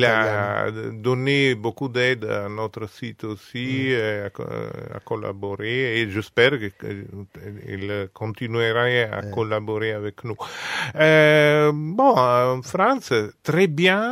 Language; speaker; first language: French; non-native, fluent; Italian